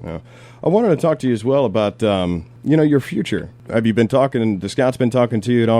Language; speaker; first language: English; native; English